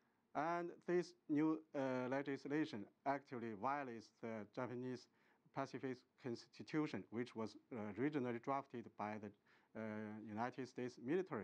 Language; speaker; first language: English; non-native, fluent; Chinese